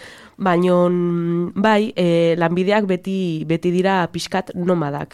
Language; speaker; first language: Basque; non-native, local second language; Spanish